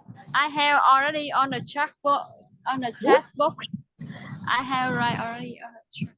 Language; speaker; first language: English; non-native, local second language; Vietnamese